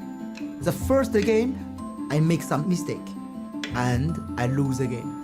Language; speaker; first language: English; non-native, learner; Chinese